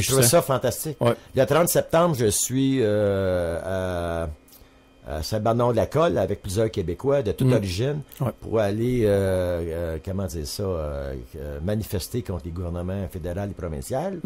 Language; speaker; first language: French; native; French